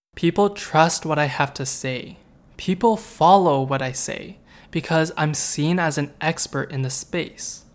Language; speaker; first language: English; native; English